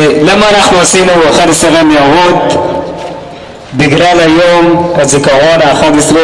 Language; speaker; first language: Hebrew; non-native, fluent; Arabic